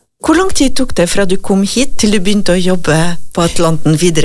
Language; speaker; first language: Norwegian; native; Norwegian